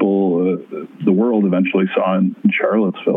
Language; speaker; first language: English; native; English